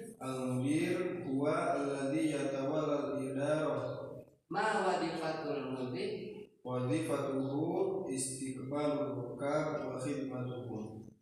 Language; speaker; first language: Arabic; non-native, fluent; Indonesian